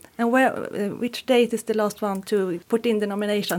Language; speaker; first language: English; non-native, fluent; Swedish